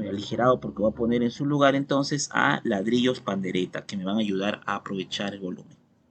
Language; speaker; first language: Spanish; native; Spanish